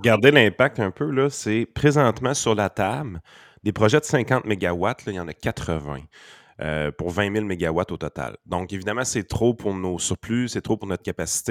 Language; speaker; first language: French; native; French